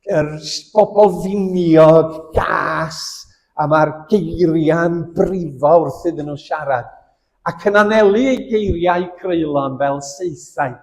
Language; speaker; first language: Welsh; native; Welsh